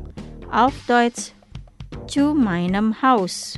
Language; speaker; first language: German; non-native, fluent; Indonesian